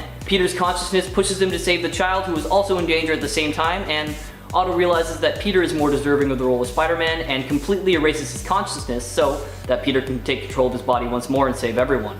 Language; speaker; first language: English; native; English